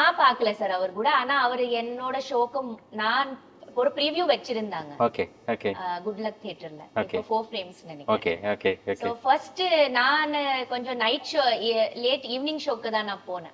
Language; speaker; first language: Tamil; non-native, fluent; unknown